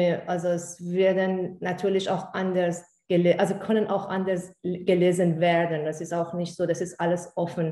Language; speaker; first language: German; non-native, fluent; Persian